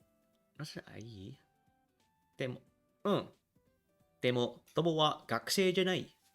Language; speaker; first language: Japanese; non-native, learner; English